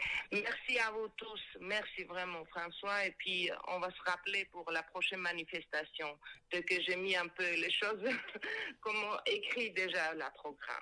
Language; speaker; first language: French; non-native, fluent; Georgian